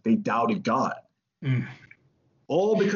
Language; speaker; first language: English; native; English